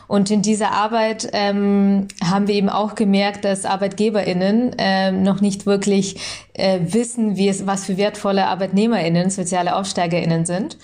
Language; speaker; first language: German; early bilingual, other home language; Russian